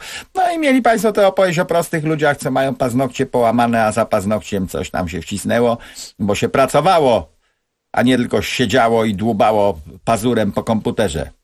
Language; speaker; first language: Polish; native; Polish